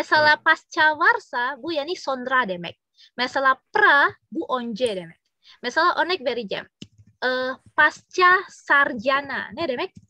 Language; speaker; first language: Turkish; non-native, learner; Indonesian